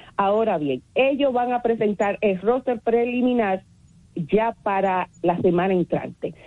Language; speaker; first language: Spanish; native; Spanish